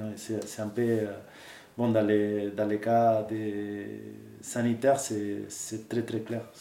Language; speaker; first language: French; non-native, fluent; Spanish